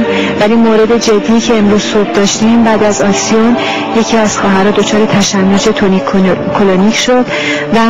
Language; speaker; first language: Persian; native; Persian